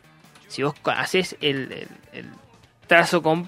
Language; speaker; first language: Spanish; native; Spanish